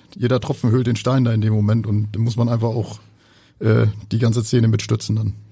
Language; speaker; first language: German; native; German